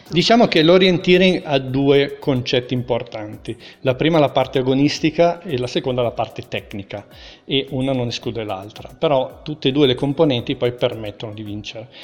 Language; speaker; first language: Italian; native; Italian